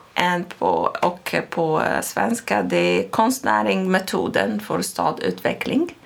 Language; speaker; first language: Swedish; non-native, fluent; Arabic